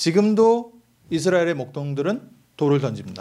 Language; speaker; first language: Korean; native; Korean